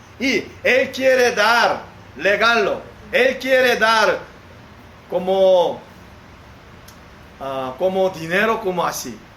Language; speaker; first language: Spanish; non-native, learner; Korean